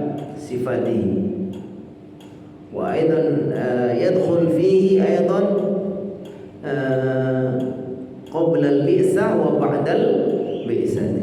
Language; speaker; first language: Arabic; non-native, fluent; Indonesian